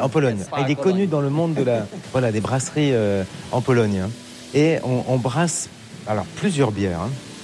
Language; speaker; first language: French; native; French